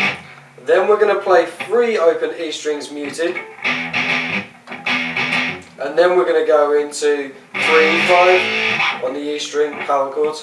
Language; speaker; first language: English; native; English